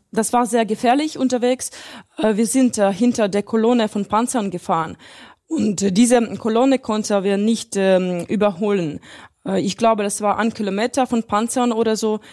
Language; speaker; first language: German; non-native, fluent; Russian